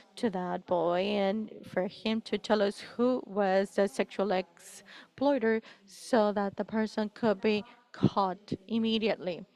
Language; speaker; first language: English; non-native, fluent; Spanish